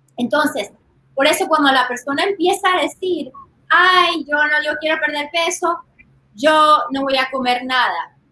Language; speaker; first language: Spanish; early bilingual, heritage; Spanish